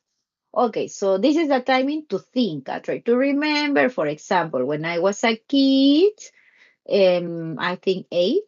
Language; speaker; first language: English; non-native, learner; Spanish